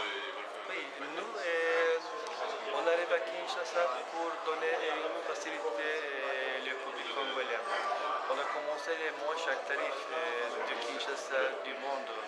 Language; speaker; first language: French; non-native, learner; Turkish